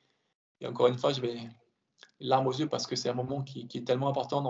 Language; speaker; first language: French; native; French